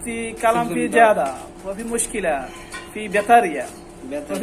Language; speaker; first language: Arabic; non-native, learner; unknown